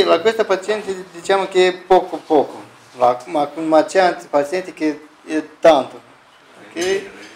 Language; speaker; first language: Italian; non-native, learner; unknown